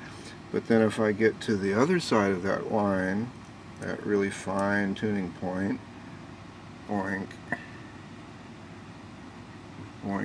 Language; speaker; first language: English; native; English